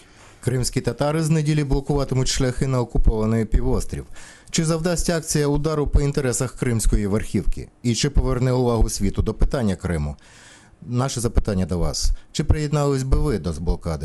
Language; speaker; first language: Ukrainian; native; Ukrainian